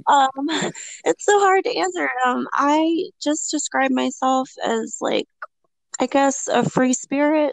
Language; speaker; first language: English; native; English